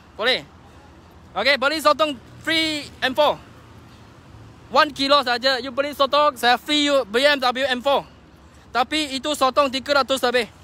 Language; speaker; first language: Malay; non-native, local second language; Chinese